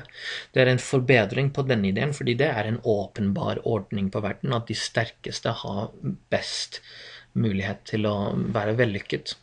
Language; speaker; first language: Norwegian; non-native, fluent; English